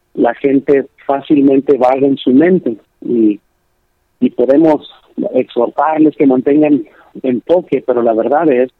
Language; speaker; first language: Spanish; early bilingual, heritage; Spanish